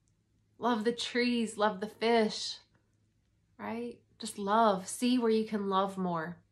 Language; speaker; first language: English; native; English